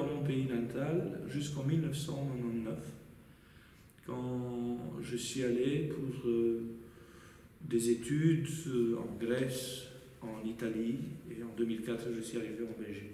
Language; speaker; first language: French; non-native, fluent; Romanian